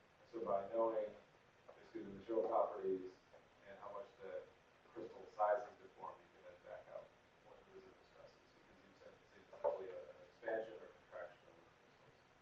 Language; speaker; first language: English; native; English